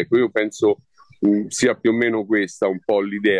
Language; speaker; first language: Italian; native; Italian